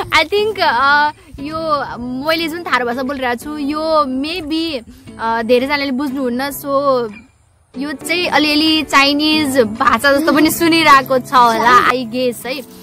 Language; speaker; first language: Nepali; non-native, local second language; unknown